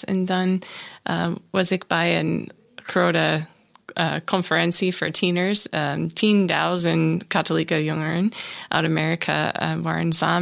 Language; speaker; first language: Dutch; non-native, learner; English